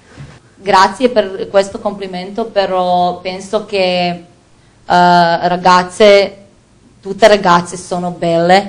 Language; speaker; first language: Italian; non-native, learner; Croatian